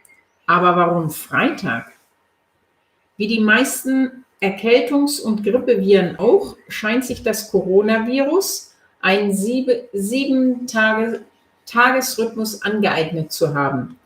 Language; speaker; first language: German; native; German